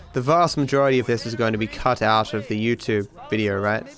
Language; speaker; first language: English; native; English